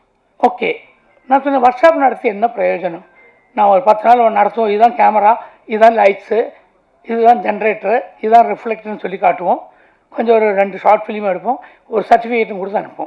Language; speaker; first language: Tamil; non-native, local second language; Malayalam